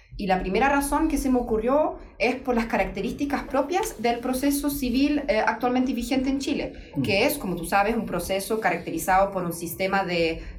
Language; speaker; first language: Spanish; non-native, fluent; German